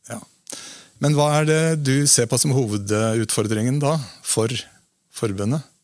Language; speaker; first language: Norwegian; native; Norwegian